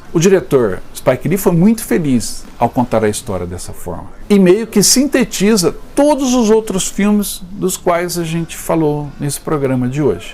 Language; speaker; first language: Portuguese; native; Portuguese